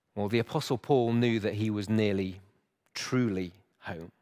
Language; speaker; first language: English; native; English